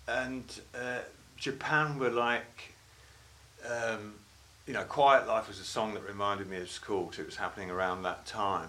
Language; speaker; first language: English; native; English